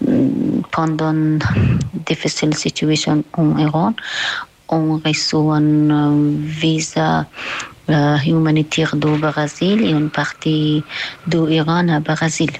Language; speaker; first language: French; non-native, learner; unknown